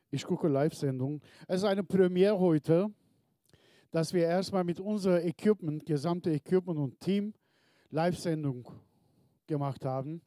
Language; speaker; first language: German; non-native, learner; Turkish